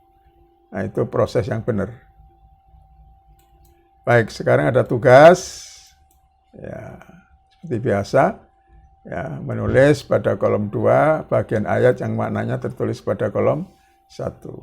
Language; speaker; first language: Indonesian; native; Indonesian